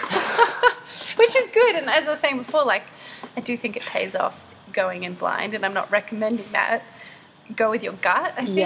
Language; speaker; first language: English; native; English